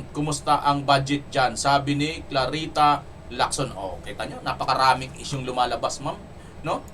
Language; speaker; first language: Filipino; native; Filipino